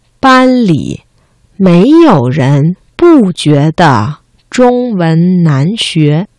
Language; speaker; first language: Chinese; non-native, fluent; Vietnamese